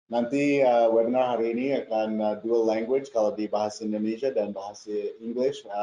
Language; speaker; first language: Indonesian; non-native, fluent; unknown